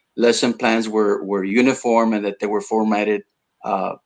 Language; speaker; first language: English; early bilingual, other home language; Spanish